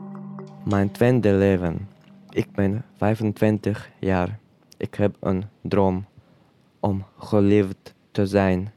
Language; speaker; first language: Dutch; non-native, learner; Chechen